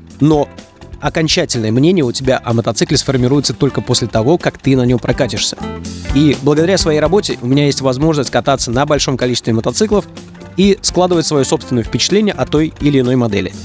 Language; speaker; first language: Russian; native; Russian